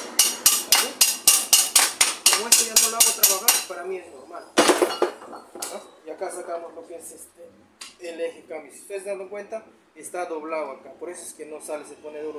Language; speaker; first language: Spanish; native; Spanish